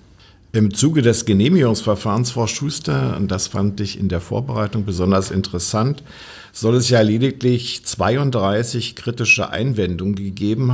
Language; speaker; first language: German; native; German